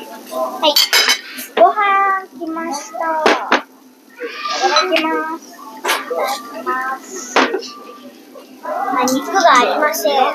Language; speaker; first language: Japanese; early bilingual, heritage; Japanese